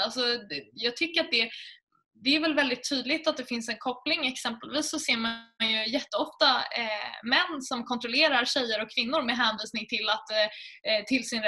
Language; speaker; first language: Swedish; native; Swedish